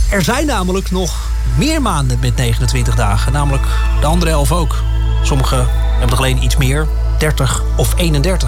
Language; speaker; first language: Dutch; native; Dutch